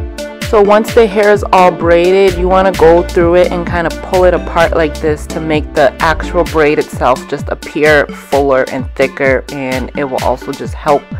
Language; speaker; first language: English; native; English